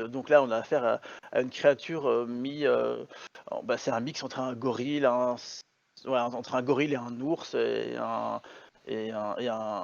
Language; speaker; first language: French; native; French